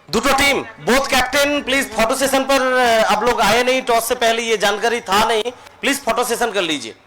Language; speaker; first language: Hindi; non-native, local second language; Bangla